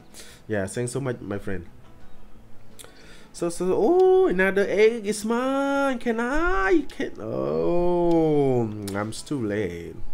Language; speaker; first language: English; non-native, learner; Khmer